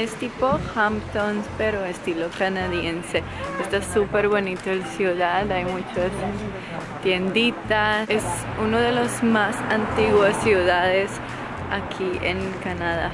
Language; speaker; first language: Spanish; non-native, fluent; Croatian